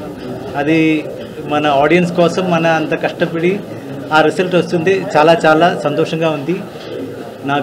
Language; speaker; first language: Telugu; non-native, learner; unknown